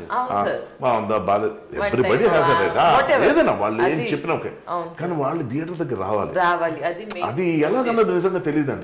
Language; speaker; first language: Telugu; native; Telugu